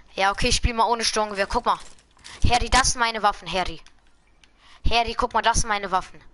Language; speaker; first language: German; native; German